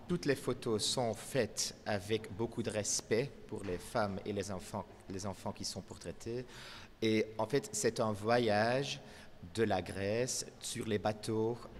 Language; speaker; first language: French; non-native, local second language; Dutch